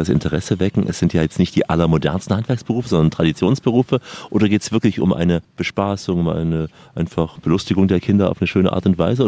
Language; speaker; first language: German; native; German